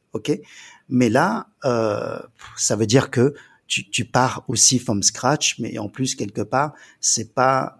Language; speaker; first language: French; early bilingual, other home language; Chinese